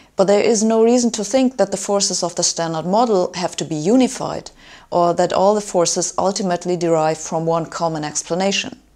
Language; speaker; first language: English; non-native, fluent; German